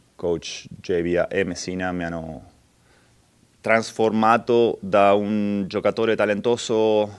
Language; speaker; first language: Italian; non-native, fluent; Spanish